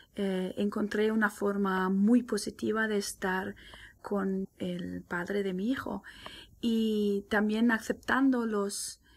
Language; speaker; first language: Spanish; non-native, fluent; German